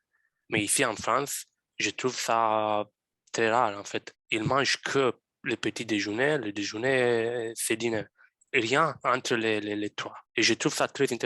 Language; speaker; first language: French; non-native, fluent; Romanian